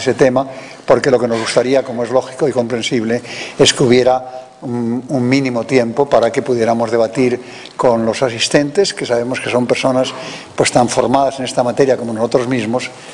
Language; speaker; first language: Spanish; native; Spanish